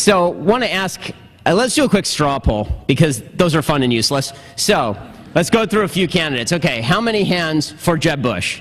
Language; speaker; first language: English; native; English